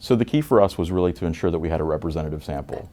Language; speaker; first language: English; native; English